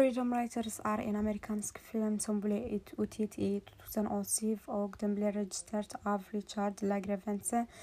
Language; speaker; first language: Swedish; non-native, learner; Norwegian